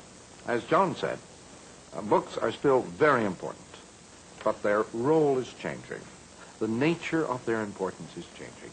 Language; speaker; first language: English; native; English